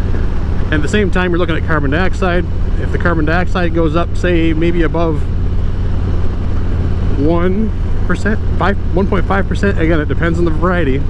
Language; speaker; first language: English; native; English